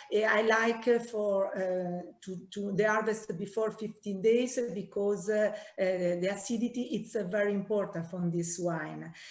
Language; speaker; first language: English; non-native, learner; Italian